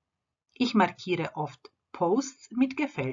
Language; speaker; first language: German; non-native, fluent; Croatian